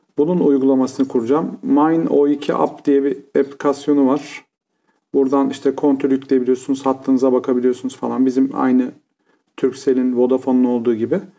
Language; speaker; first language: Turkish; native; Turkish